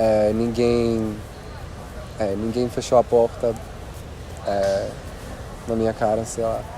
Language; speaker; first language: Portuguese; non-native, fluent; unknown